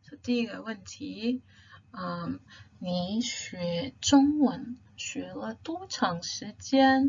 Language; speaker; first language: Chinese; non-native, fluent; English